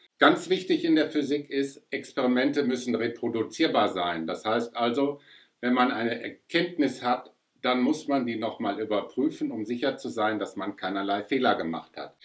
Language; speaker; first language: German; native; German